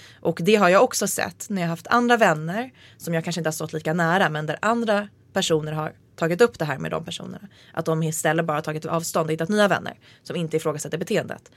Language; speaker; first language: Swedish; native; Swedish